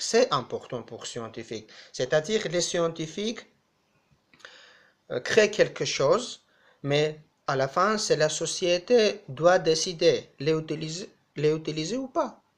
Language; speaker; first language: French; non-native, fluent; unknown